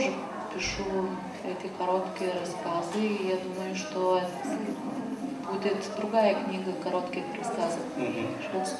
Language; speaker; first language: Russian; non-native, fluent; Lithuanian